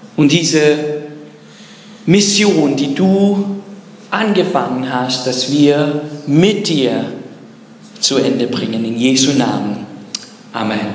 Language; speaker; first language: German; non-native, fluent; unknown